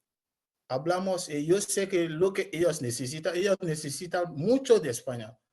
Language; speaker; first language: Spanish; non-native, learner; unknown